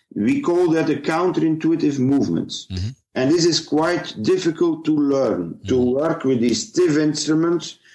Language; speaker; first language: English; non-native, fluent; Dutch